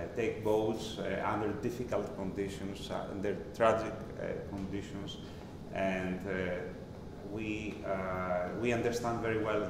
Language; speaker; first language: English; non-native, fluent; Greek